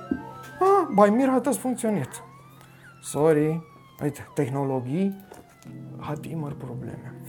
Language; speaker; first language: German; non-native, fluent; Romanian